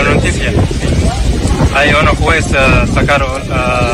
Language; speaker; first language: Spanish; non-native, learner; Arabic